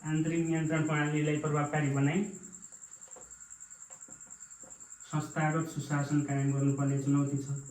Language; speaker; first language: Nepali; native; Nepali